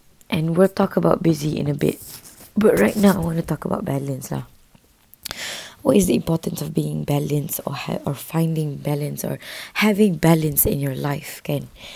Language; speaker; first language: English; non-native, local second language; Malay